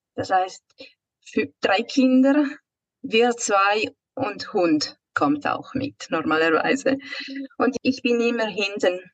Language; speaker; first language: German; non-native, local second language; Italian